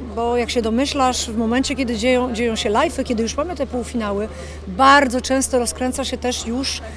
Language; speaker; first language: Polish; native; Polish